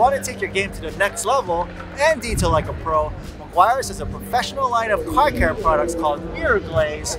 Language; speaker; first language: English; native; English